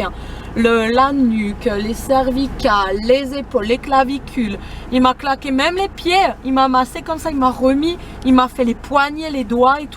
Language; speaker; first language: French; native; French